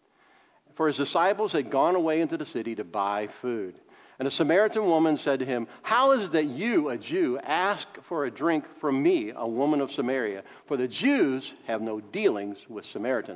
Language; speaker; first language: English; native; English